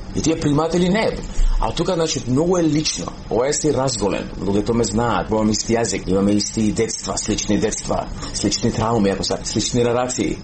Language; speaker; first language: Macedonian; native; Macedonian